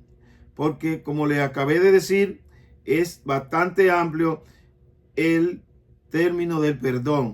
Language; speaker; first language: Spanish; native; Spanish